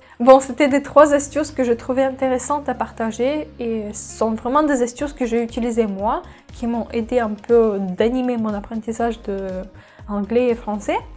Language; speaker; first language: French; non-native, fluent; Russian